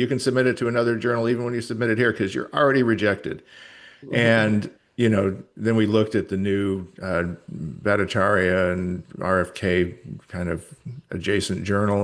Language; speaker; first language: English; native; English